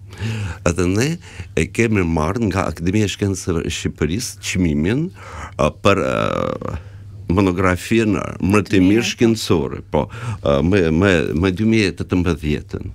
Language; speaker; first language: Albanian; non-native, fluent; Russian